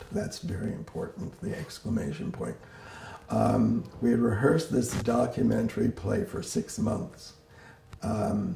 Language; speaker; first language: English; native; English